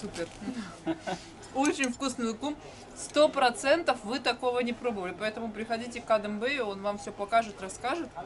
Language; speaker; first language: Russian; native; Russian